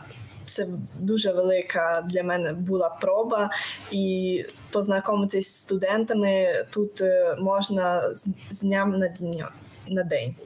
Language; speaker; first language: Ukrainian; non-native, local second language; Hungarian